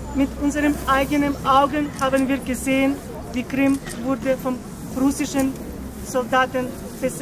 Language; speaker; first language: German; non-native, fluent; Ukrainian